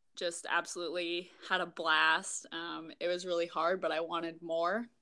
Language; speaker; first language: English; native; English